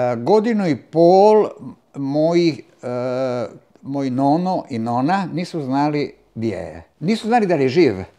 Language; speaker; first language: Croatian; non-native, local second language; Italian